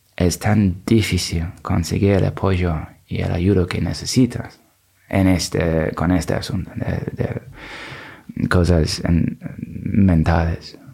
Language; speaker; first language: Spanish; non-native, fluent; English